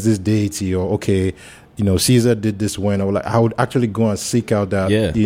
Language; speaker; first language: English; non-native, local second language; Yoruba